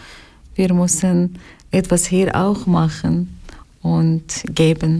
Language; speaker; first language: German; non-native, learner; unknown